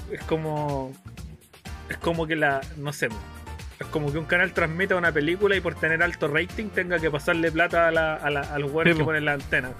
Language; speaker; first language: Spanish; native; Spanish